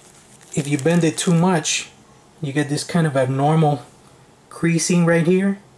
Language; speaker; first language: English; native; English